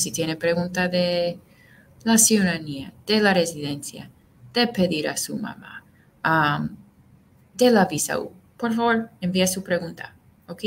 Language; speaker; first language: Spanish; non-native, fluent; English